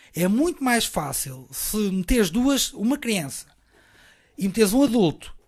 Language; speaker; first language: Portuguese; native; Portuguese